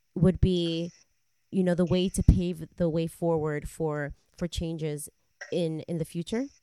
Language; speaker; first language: English; non-native, local second language; Masai